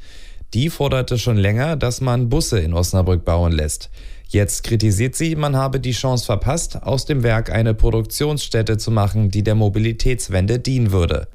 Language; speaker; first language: German; native; German